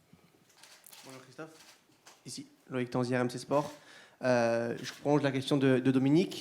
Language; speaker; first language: French; native; French